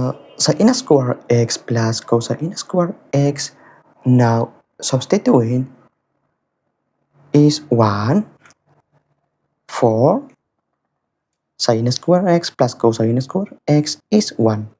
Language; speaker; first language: English; non-native, fluent; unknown